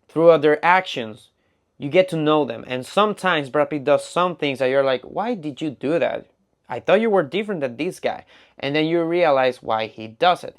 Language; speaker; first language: English; non-native, fluent; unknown